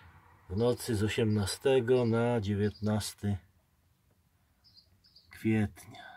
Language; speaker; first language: Polish; native; Polish